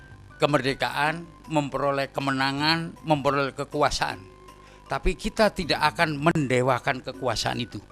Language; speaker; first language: Indonesian; native; Indonesian